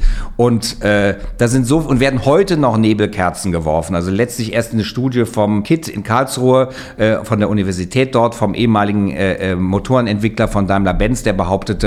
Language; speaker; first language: German; native; German